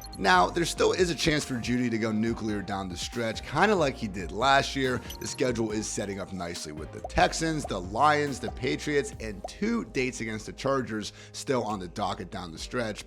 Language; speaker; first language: English; native; English